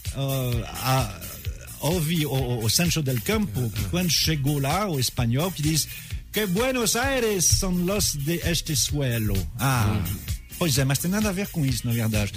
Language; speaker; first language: Portuguese; non-native, fluent; French